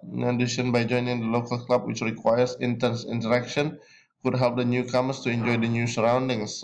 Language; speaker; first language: English; non-native, fluent; Indonesian